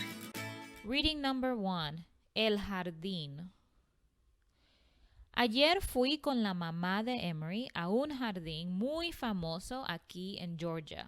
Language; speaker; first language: Spanish; non-native, fluent; English